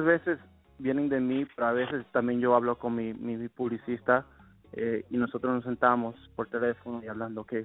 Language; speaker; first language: Spanish; early bilingual, heritage; Spanish